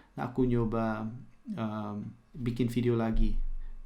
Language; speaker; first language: Indonesian; early bilingual, heritage; Dutch